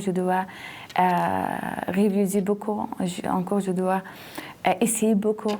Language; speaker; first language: French; non-native, learner; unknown